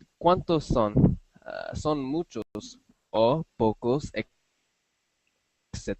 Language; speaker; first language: Spanish; non-native, learner; English